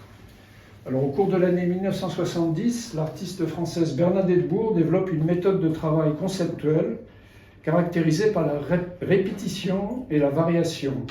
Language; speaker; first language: French; native; French